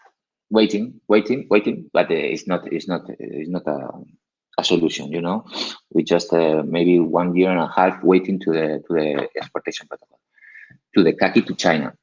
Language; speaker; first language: English; non-native, learner; Spanish